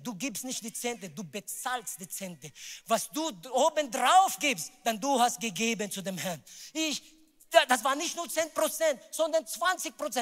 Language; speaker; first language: German; non-native, learner; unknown